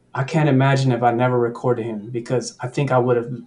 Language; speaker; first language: English; early bilingual, other home language; Spanish